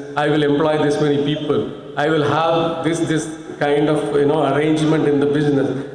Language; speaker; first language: English; non-native, local second language; Tamil